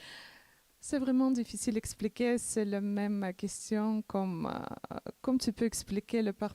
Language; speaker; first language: French; non-native, learner; Macedonian